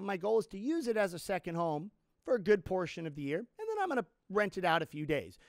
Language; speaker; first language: English; native; English